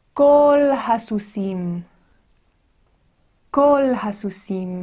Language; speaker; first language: Hebrew; non-native, fluent; English